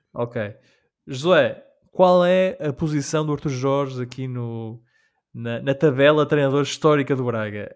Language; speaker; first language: Portuguese; early bilingual, heritage; Portuguese